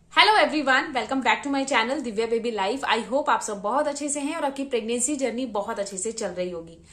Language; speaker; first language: Hindi; native; Hindi